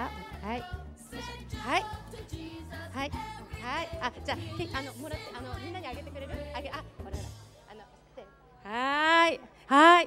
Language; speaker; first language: Japanese; native; Japanese